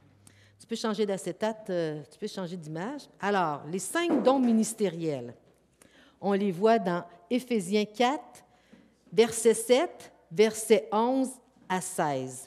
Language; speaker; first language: French; native; French